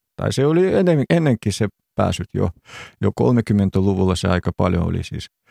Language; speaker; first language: Finnish; non-native, fluent; Russian